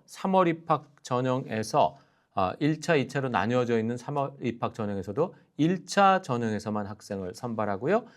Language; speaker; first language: Korean; native; Korean